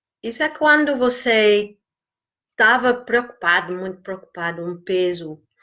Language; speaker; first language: Portuguese; non-native, fluent; English